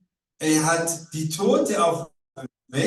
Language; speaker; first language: German; non-native, learner; Rundi